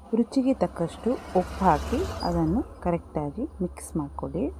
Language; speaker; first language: Kannada; non-native, local second language; Tulu